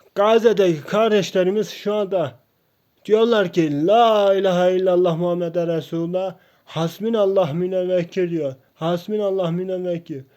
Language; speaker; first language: Turkish; non-native, local second language; Kurdish